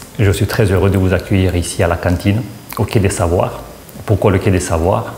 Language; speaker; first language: French; non-native, fluent; Romanian